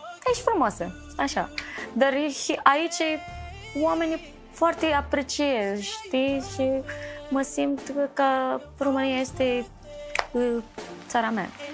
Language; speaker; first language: Romanian; non-native, learner; Filipino